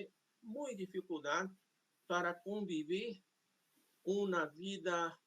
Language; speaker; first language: Spanish; non-native, fluent; Portuguese